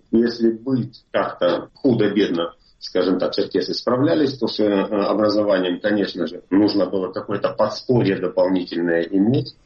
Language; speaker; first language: Russian; non-native, fluent; Adyghe